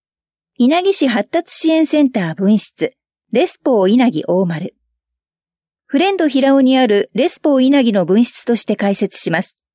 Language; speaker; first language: Japanese; native; Japanese